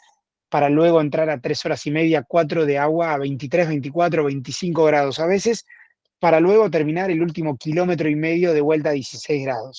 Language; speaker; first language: Spanish; native; Spanish